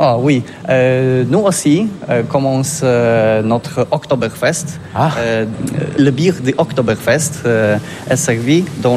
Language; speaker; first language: French; non-native, learner; Polish